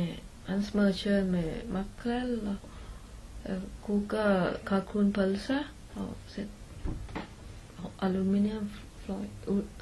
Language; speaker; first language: Norwegian; non-native, learner; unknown